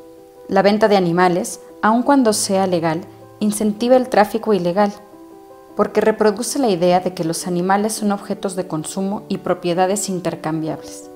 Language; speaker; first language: Spanish; native; Spanish